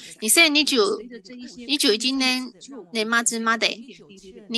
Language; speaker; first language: Japanese; non-native, fluent; Chinese